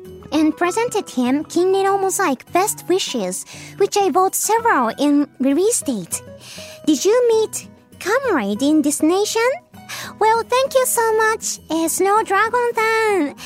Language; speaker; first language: English; non-native, fluent; Japanese